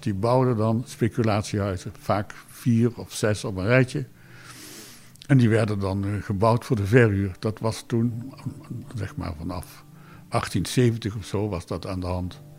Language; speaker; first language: Dutch; native; Dutch